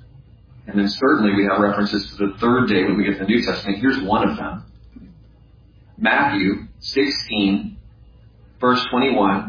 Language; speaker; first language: English; native; English